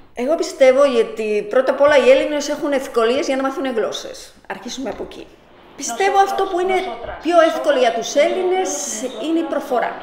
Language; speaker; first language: Greek; non-native, fluent; Spanish